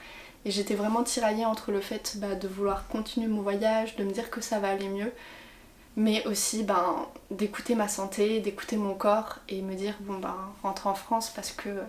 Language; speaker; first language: French; native; French